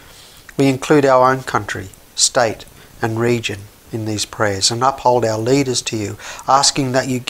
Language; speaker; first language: English; native; English